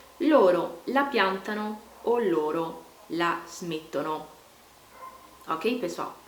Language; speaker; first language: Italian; non-native, fluent; Portuguese